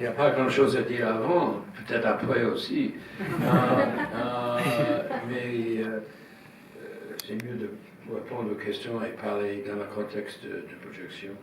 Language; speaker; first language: French; non-native, fluent; English